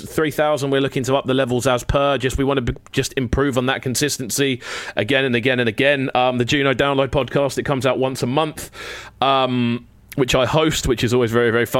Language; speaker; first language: English; native; English